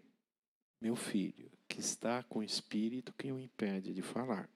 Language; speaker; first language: Portuguese; native; Portuguese